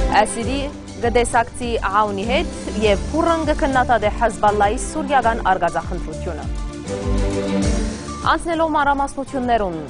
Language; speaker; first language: Armenian; early bilingual, heritage; Armenian